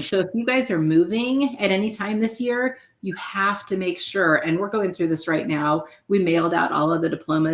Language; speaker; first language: English; native; English